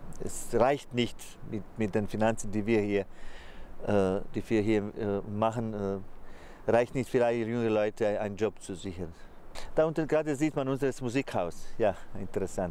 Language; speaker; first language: German; non-native, fluent; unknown